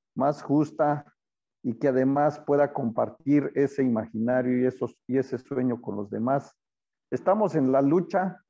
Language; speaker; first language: Spanish; non-native, local second language; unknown